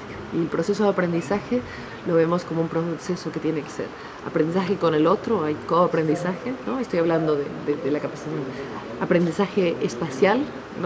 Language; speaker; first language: Spanish; native; Spanish